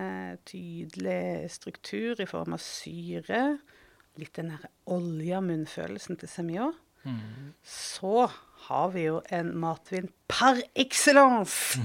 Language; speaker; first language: Norwegian; native; Norwegian